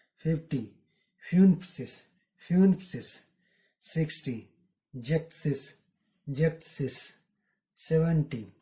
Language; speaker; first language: German; non-native, learner; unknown